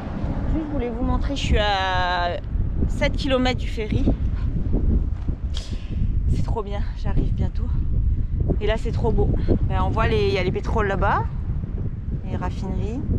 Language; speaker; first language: French; native; French